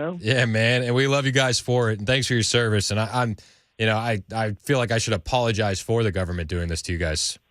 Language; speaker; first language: English; native; English